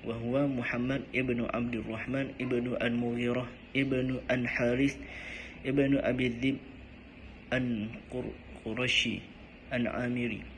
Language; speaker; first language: Arabic; non-native, learner; Malay